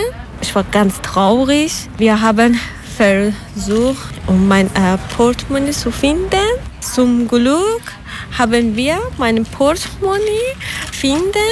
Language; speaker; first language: German; non-native, learner; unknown